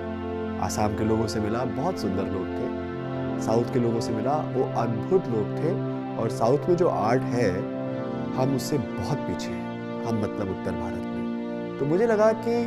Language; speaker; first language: Hindi; native; Hindi